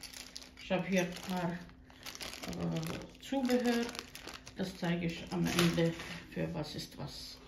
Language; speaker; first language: German; non-native, learner; Croatian